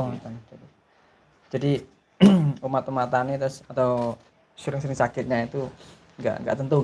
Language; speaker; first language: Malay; non-native, local second language; Javanese